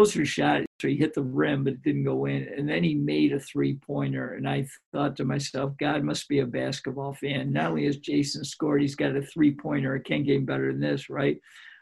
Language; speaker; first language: English; native; English